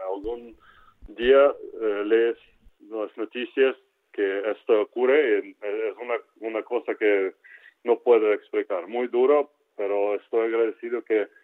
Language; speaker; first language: Spanish; non-native, learner; Ukrainian